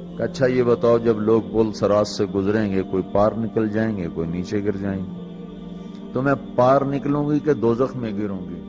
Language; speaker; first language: Urdu; non-native, local second language; Punjabi